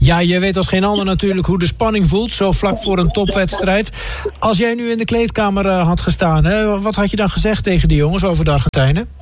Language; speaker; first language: Dutch; native; Dutch